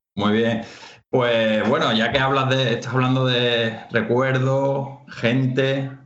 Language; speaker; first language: Spanish; native; Spanish